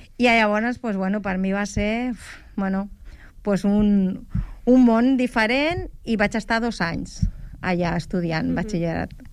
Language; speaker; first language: Catalan; non-native, local second language; Spanish